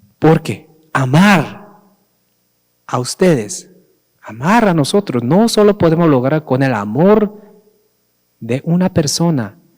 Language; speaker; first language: Spanish; non-native, fluent; Korean